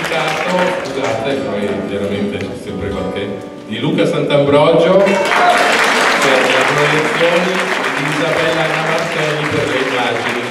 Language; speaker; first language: Italian; native; Italian